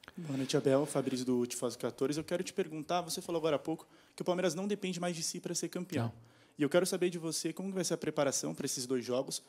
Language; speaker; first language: Portuguese; native; Portuguese